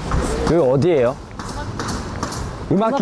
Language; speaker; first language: Korean; native; Korean